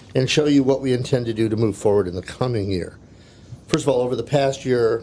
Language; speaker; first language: English; native; English